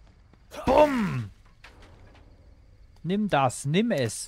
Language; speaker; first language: German; native; German